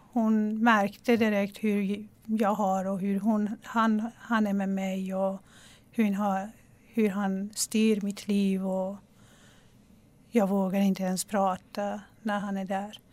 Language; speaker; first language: Swedish; non-native, fluent; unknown